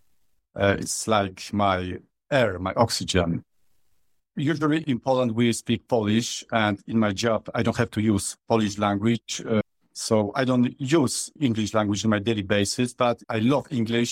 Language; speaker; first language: English; non-native, fluent; Polish